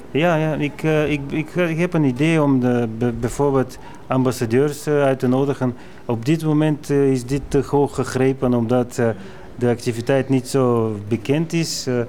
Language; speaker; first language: Dutch; non-native, fluent; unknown